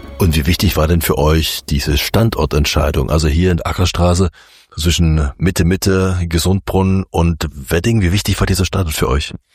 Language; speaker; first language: German; native; German